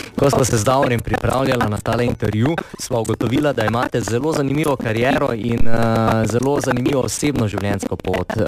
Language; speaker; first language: Slovenian; native; Slovenian